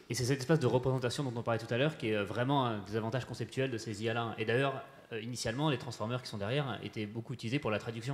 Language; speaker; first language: French; native; French